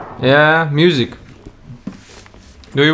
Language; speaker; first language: English; non-native, learner; Russian